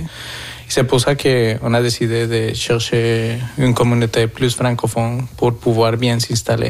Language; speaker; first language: French; non-native, fluent; Spanish